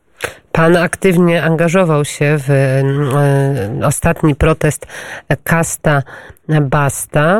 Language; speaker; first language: Polish; native; Polish